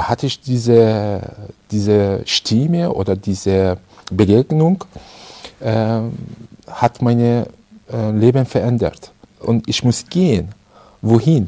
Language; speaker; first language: German; non-native, fluent; Persian